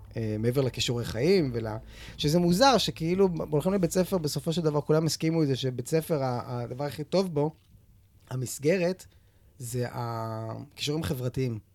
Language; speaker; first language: Hebrew; native; Hebrew